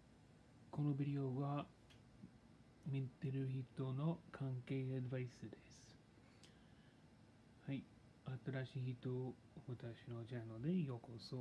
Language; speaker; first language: Japanese; non-native, learner; English